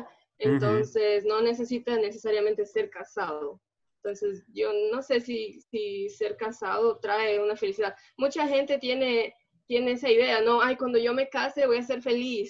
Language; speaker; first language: Spanish; early bilingual, other home language; Portuguese